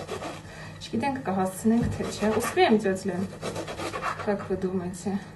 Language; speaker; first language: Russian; non-native, fluent; Armenian